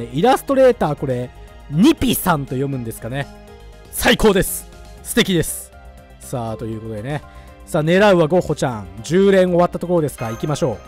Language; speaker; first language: Japanese; native; Japanese